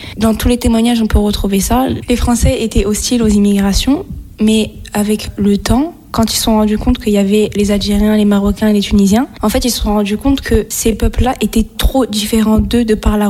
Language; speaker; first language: French; native; French